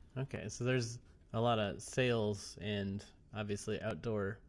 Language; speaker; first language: English; native; English